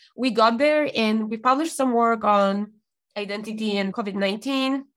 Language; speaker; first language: English; non-native, fluent; Polish